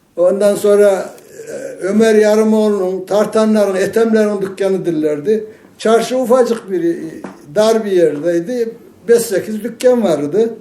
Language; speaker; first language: Turkish; native; Turkish